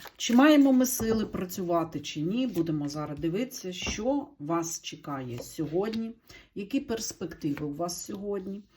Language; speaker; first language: Ukrainian; non-native, local second language; Russian